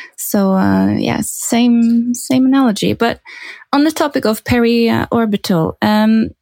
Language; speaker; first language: English; non-native, fluent; Norwegian